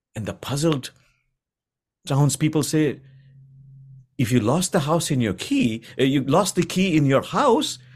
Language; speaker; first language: English; non-native, local second language; Bangla